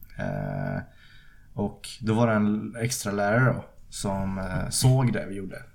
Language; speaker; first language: Swedish; early bilingual, other home language; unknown